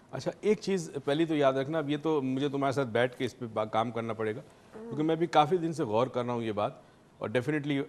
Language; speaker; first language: Urdu; native; Urdu